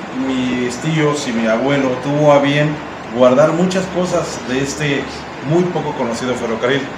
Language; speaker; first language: Spanish; native; Spanish